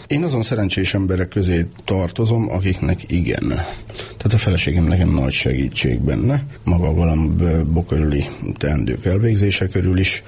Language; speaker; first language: Hungarian; native; Hungarian